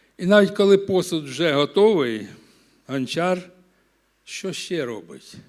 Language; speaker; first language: Ukrainian; non-native, local second language; Russian